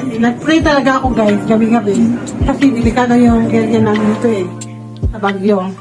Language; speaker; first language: Filipino; non-native, local second language; Cebuano